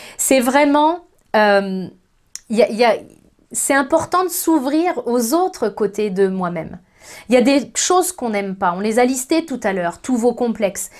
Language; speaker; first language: French; native; French